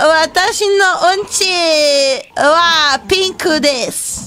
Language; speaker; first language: Japanese; non-native, learner; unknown